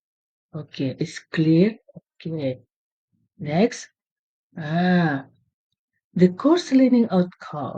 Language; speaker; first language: English; non-native, learner; Indonesian